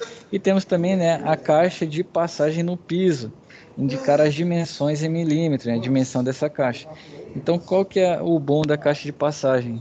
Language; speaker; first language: Portuguese; native; Portuguese